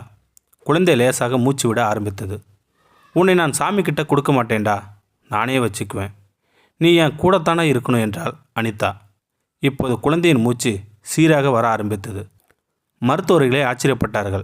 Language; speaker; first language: Tamil; native; Tamil